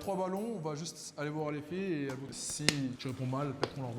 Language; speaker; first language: French; native; French